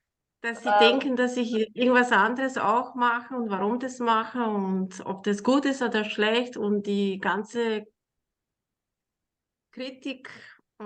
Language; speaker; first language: German; non-native, learner; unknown